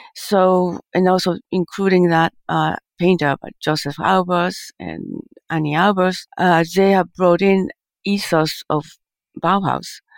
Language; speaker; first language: English; early bilingual, other home language; Japanese